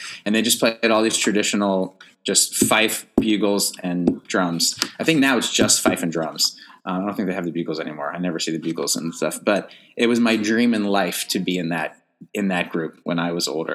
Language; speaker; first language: English; native; English